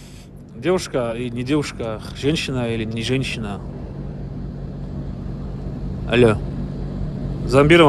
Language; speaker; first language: Russian; non-native, local second language; Kazakh